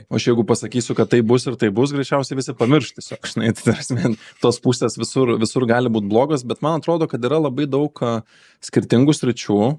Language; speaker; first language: Lithuanian; native; Lithuanian